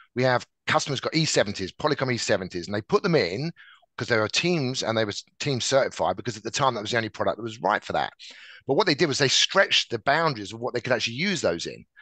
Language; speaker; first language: English; native; English